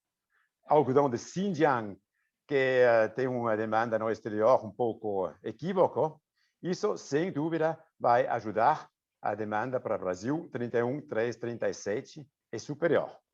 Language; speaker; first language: Portuguese; non-native, fluent; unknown